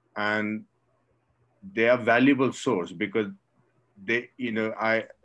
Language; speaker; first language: English; non-native, local second language; Marathi